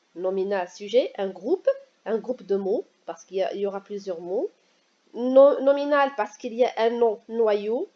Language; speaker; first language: French; non-native, local second language; Arabic